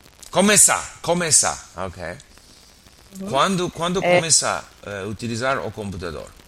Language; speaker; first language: Portuguese; non-native, learner; English